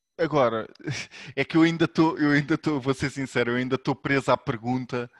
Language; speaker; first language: Portuguese; native; Portuguese